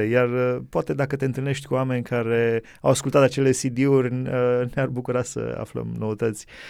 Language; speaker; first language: Romanian; native; Romanian